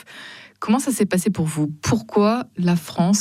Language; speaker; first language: French; native; French